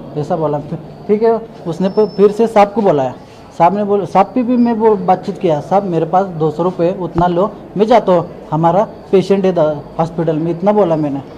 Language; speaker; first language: Hindi; non-native, local second language; Kannada